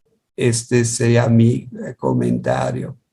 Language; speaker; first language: Spanish; non-native, fluent; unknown